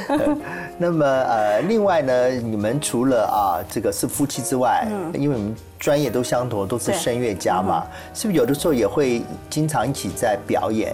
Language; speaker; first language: Chinese; native; Chinese